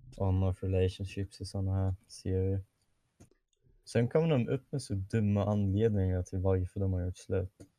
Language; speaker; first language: Swedish; non-native, fluent; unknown